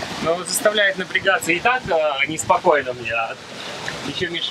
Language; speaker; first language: Russian; native; Russian